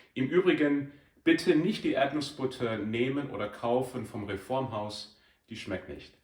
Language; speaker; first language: German; non-native, fluent; English